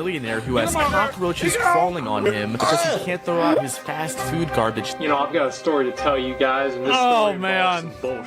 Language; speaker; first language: English; native; English